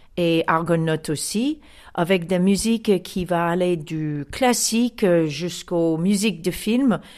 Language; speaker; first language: French; non-native, fluent; English